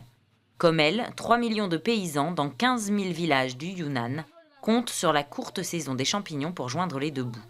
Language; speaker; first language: French; native; French